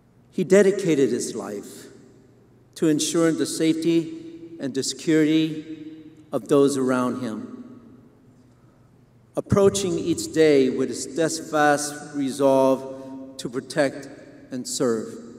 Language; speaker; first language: English; non-native, fluent; Vietnamese